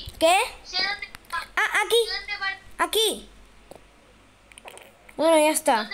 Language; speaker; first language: Spanish; native; Spanish